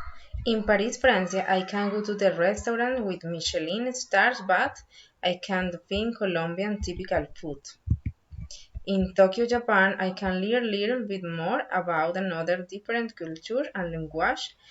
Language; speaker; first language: English; non-native, learner; Spanish